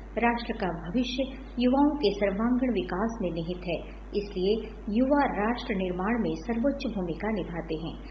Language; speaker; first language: Hindi; native; Hindi